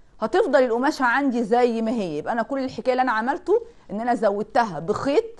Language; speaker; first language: Arabic; native; Arabic